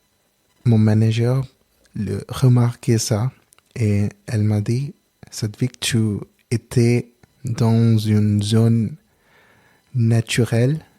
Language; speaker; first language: French; non-native, learner; Telugu